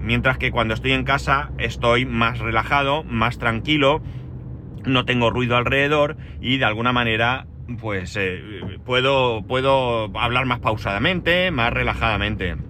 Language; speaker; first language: Spanish; native; Spanish